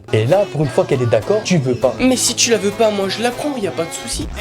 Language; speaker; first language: French; native; French